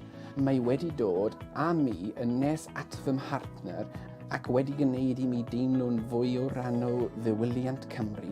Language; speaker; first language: Welsh; non-native, learner; English